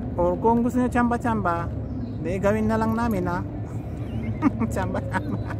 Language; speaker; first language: Filipino; non-native, learner; Persian